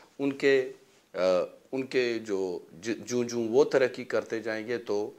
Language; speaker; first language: Urdu; non-native, local second language; Pashto